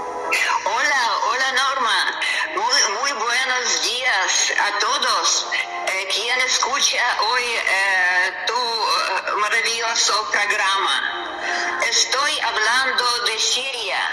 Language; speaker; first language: Spanish; non-native, learner; Russian